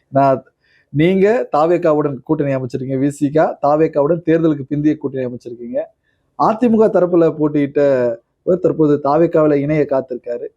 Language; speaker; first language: Tamil; native; Tamil